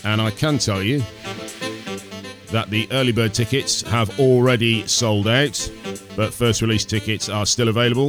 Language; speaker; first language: English; native; English